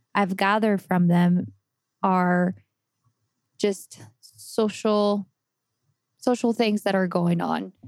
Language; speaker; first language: English; non-native, fluent; Spanish